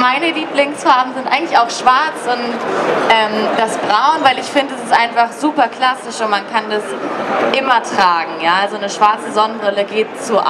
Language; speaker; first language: German; native; German